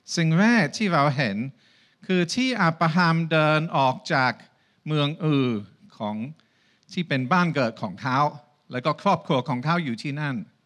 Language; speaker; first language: Thai; non-native, fluent; English